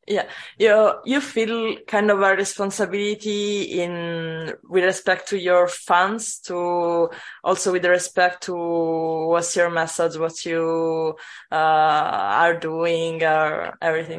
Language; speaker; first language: English; non-native, fluent; Italian